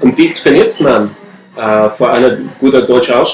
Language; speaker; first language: German; non-native, fluent; English